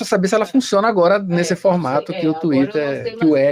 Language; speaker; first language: Portuguese; native; Portuguese